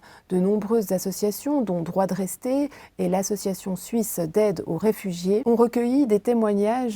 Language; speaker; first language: French; native; French